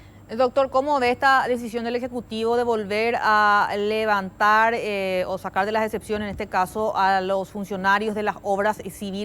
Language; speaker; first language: Spanish; native; Spanish